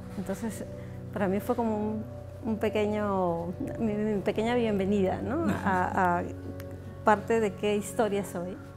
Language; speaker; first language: Spanish; native; Spanish